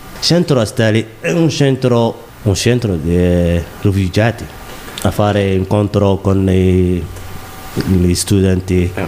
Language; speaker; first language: Italian; non-native, learner; Somali